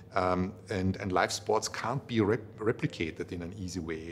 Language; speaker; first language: English; non-native, fluent; German